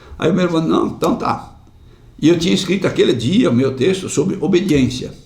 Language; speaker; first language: Portuguese; non-native, local second language; German